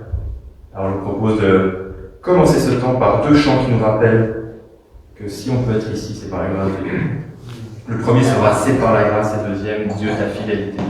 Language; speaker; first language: French; native; French